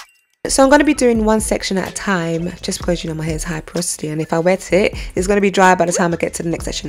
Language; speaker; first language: English; native; English